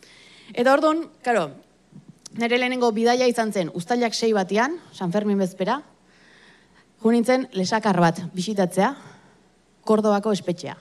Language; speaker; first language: Basque; native; Basque